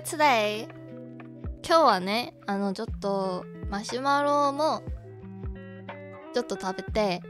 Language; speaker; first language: Japanese; non-native, learner; Korean